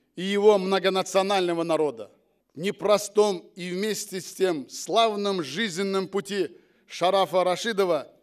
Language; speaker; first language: Russian; non-native, local second language; Uzbek